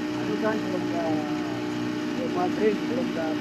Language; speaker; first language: English; non-native, learner; Arabic